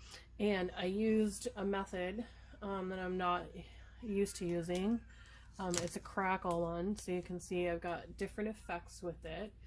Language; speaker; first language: English; native; English